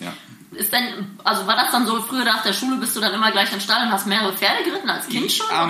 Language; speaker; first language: German; native; German